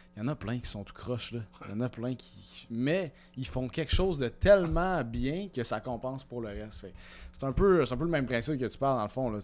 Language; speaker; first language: French; native; French